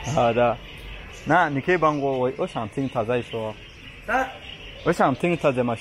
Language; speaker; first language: Chinese; non-native, learner; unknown